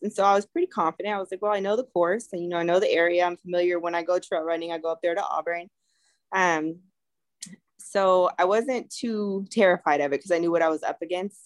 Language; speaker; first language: English; native; English